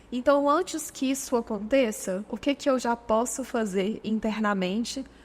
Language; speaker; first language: Portuguese; native; Portuguese